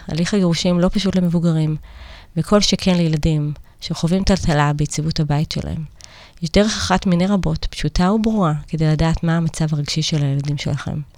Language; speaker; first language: Hebrew; native; Hebrew